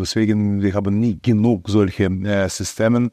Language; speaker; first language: German; non-native, fluent; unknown